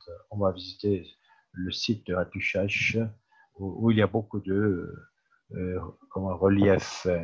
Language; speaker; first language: French; non-native, fluent; Turkish